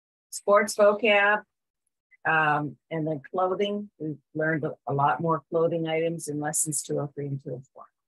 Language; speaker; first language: English; native; English